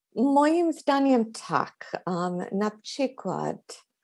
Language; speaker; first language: Polish; non-native, fluent; English